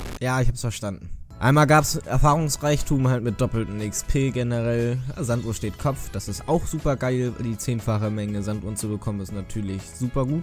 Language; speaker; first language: German; native; German